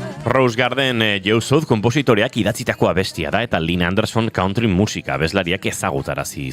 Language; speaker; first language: Basque; native; Basque